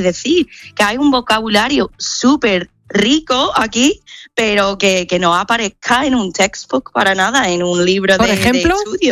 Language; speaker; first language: Spanish; non-native, fluent; English